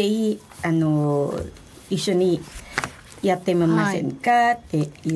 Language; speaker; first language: Japanese; non-native, fluent; Filipino